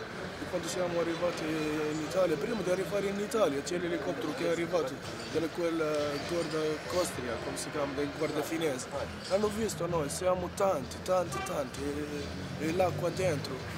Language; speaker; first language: Italian; non-native, learner; Arabic